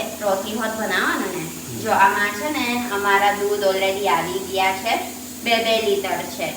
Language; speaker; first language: Gujarati; non-native, learner; Filipino